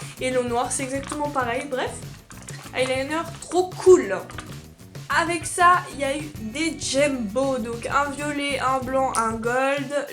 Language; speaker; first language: French; native; French